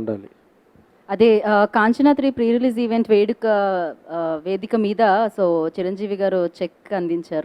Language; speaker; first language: Telugu; native; Telugu